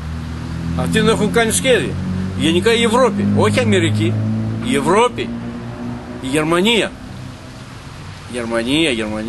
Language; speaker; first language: Greek; non-native, learner; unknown